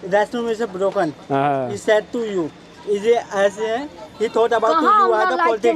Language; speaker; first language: English; non-native, learner; Hindi